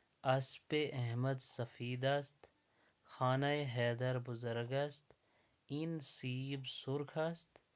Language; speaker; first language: Persian; non-native, fluent; Urdu